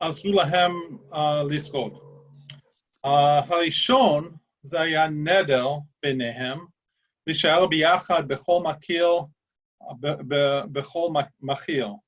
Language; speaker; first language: Hebrew; non-native, fluent; English